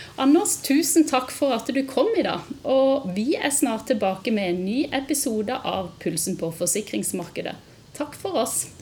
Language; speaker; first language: Norwegian; native; Norwegian